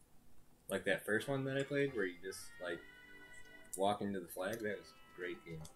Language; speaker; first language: English; native; English